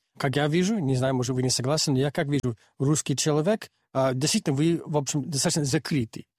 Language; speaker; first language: Russian; non-native, fluent; English